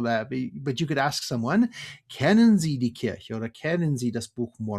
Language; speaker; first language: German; non-native, fluent; English